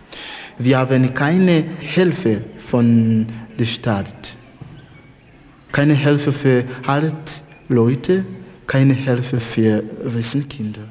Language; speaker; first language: German; non-native, learner; Swahili